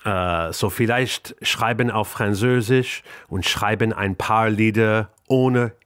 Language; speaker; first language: German; non-native, learner; English